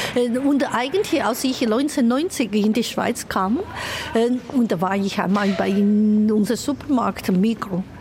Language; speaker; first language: German; non-native, fluent; Chinese